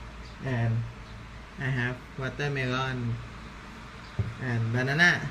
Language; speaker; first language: English; non-native, learner; Thai